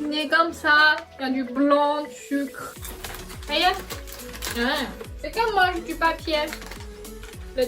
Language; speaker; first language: French; non-native, learner; Chinese